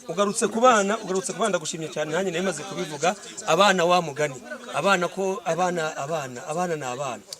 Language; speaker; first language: Kinyarwanda; native; Kinyarwanda